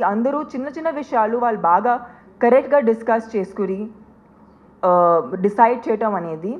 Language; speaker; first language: Telugu; non-native, fluent; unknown